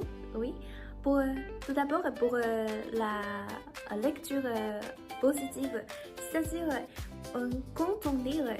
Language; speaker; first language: French; non-native, learner; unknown